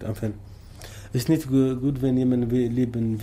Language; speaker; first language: German; non-native, learner; Tamasheq